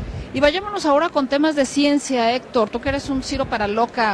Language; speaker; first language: Spanish; native; Spanish